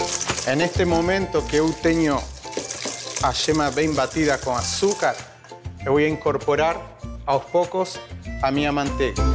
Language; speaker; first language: Portuguese; non-native, fluent; Spanish